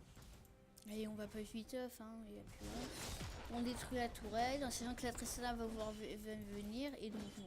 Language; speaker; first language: French; native; French